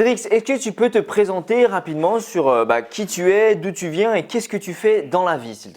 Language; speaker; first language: French; native; French